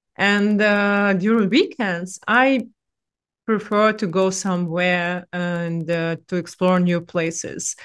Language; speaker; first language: English; non-native, fluent; Russian